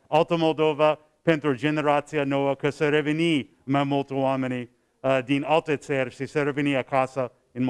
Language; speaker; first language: Romanian; non-native, learner; English